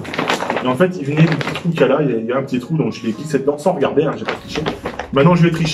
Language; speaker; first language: French; native; French